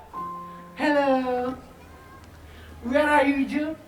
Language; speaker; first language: English; non-native, learner; Indonesian